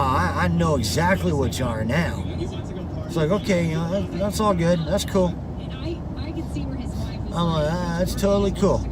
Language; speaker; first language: English; native; English